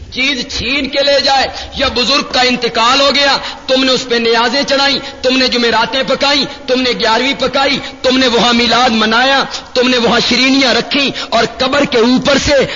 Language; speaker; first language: Urdu; non-native, local second language; Punjabi